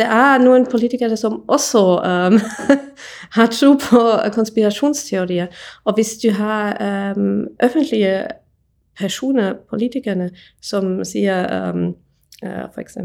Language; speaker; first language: Norwegian; non-native, fluent; English